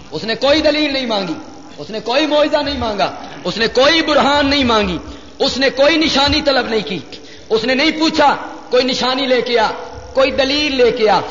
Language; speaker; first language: Urdu; non-native, local second language; Punjabi